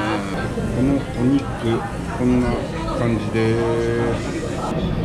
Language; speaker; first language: Japanese; native; Japanese